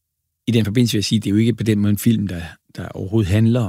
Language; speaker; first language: Danish; native; Danish